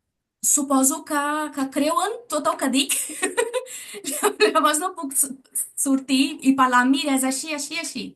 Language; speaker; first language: Catalan; non-native, learner; Portuguese